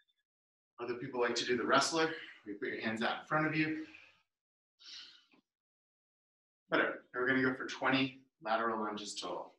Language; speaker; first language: English; native; English